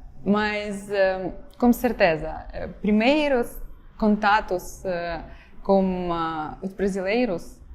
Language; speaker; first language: Portuguese; non-native, fluent; Ukrainian